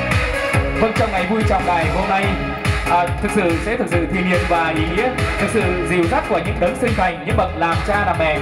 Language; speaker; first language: Vietnamese; native; Vietnamese